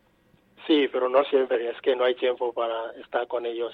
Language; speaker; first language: Spanish; non-native, fluent; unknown